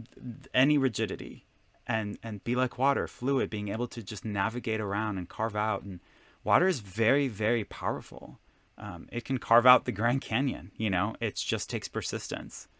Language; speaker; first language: English; non-native, fluent; Hebrew